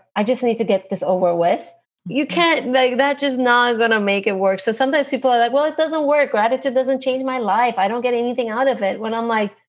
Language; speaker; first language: English; non-native, fluent; Turkish